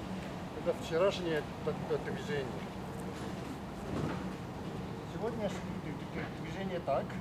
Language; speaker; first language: Russian; non-native, learner; Chinese